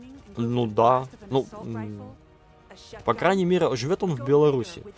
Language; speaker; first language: Russian; native; Russian